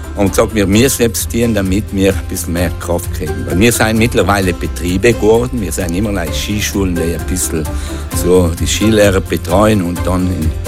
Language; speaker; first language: German; non-native, local second language; Ladin